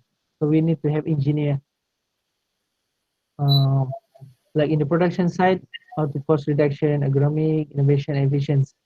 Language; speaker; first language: English; non-native, local second language; Malay